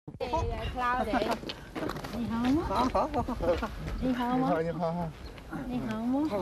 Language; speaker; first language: Chinese; non-native, local second language; English